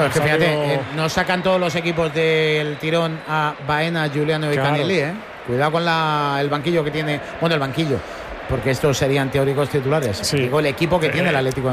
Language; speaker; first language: Spanish; native; Spanish